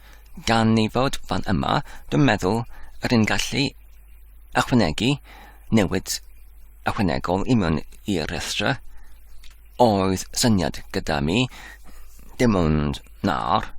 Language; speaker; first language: Welsh; non-native, learner; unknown